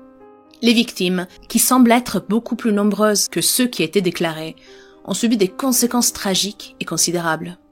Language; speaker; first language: French; native; French